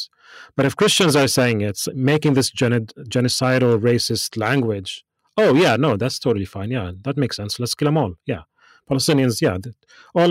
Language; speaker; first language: English; non-native, fluent; Arabic